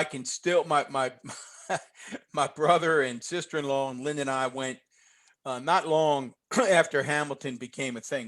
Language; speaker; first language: English; native; English